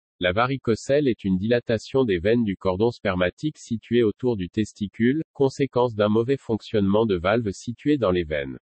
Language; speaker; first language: French; non-native, local second language; Wolof